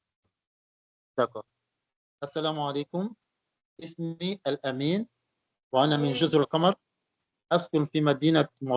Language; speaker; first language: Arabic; non-native, learner; Comorian